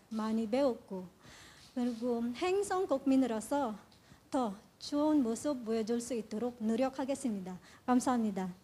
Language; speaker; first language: Korean; non-native, learner; Filipino